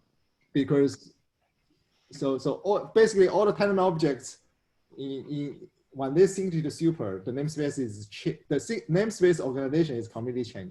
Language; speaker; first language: English; non-native, fluent; Chinese